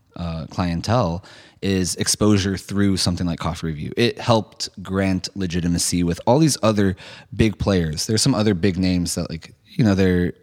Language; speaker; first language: English; native; English